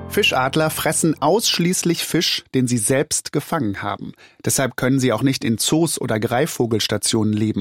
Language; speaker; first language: German; native; German